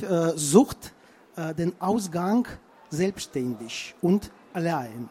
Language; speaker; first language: German; non-native, fluent; Russian